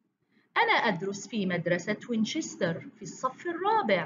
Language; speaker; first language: Arabic; non-native, learner; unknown